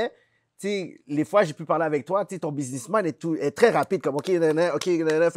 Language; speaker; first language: French; native; French